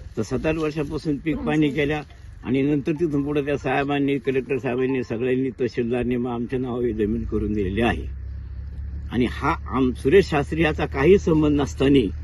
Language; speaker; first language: Marathi; native; Marathi